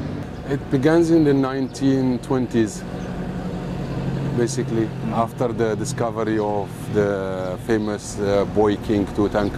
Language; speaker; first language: English; non-native, fluent; Arabic